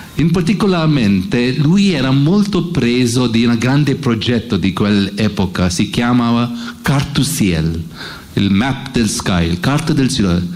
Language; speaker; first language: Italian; non-native, fluent; English